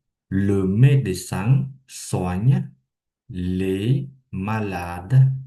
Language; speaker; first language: French; non-native, fluent; Khmer